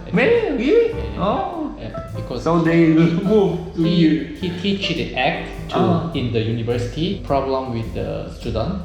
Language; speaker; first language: English; non-native, learner; Korean